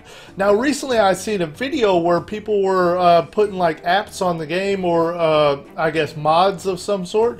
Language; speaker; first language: English; native; English